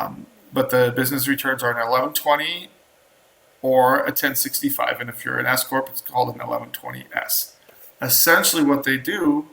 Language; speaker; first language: English; native; English